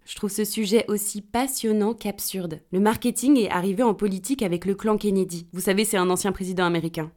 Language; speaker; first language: French; native; French